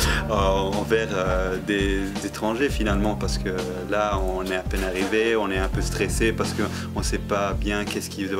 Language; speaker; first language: French; non-native, fluent; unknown